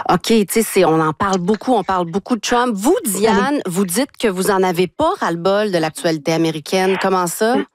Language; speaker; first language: French; native; French